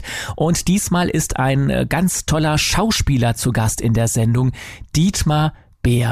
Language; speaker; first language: German; native; German